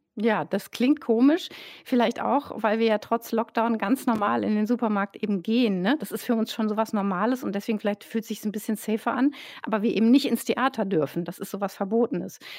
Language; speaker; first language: German; native; German